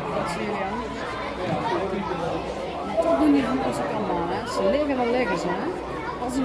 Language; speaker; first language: Dutch; native; Dutch